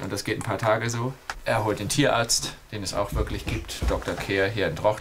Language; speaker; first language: German; native; German